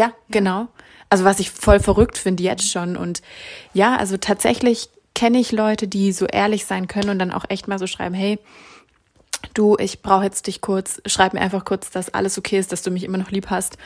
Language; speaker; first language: German; native; German